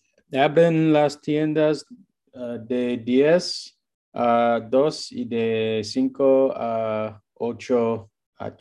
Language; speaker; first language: Spanish; non-native, learner; English